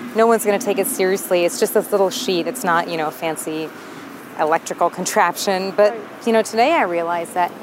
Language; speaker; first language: English; native; English